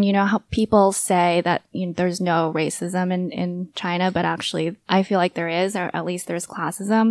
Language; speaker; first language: English; native; English